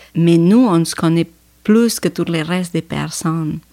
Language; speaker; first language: French; non-native, fluent; Spanish